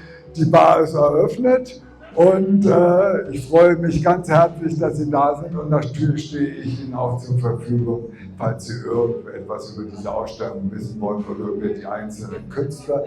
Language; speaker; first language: German; native; German